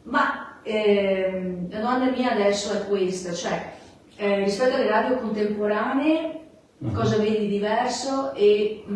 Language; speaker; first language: Italian; native; Italian